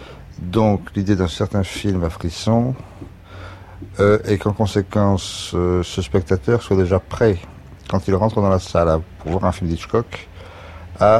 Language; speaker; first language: French; native; French